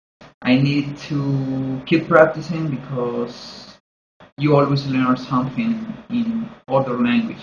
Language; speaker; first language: English; non-native, learner; Spanish